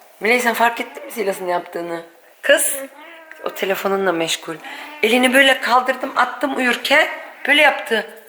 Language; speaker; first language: Turkish; early bilingual, heritage; Turkish